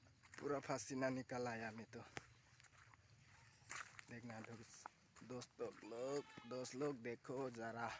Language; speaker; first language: Hindi; non-native, local second language; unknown